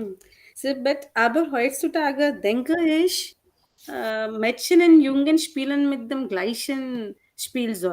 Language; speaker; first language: German; non-native, learner; Hindi